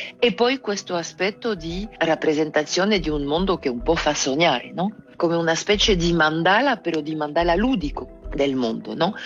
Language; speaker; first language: Italian; non-native, fluent; French